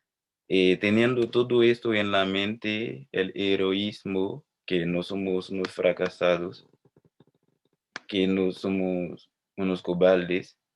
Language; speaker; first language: Spanish; non-native, fluent; Haitian Creole